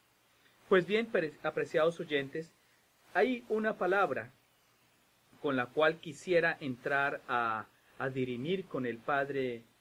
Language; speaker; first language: Spanish; native; Spanish